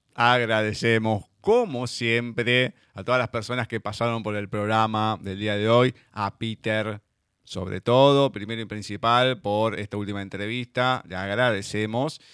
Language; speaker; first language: Spanish; native; Spanish